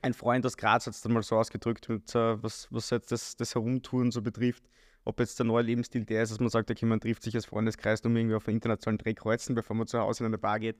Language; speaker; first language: German; native; German